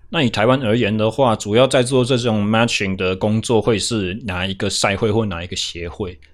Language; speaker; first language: Chinese; native; Chinese